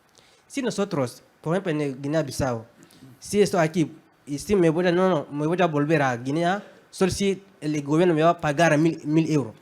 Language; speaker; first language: Spanish; non-native, fluent; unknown